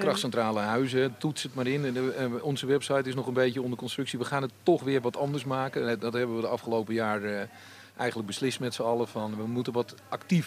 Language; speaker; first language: Dutch; native; Dutch